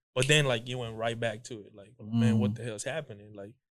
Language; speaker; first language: English; early bilingual, other home language; Spanish